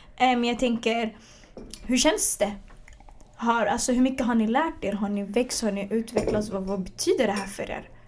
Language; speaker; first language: Swedish; early bilingual, other home language; Arabic